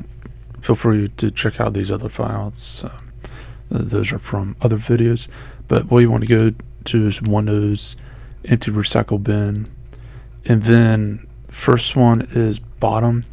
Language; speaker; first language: English; native; English